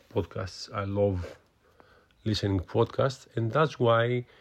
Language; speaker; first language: English; non-native, fluent; Greek